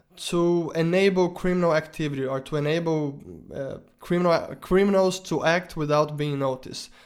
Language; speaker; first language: English; non-native, fluent; Portuguese